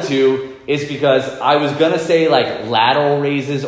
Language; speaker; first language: English; native; English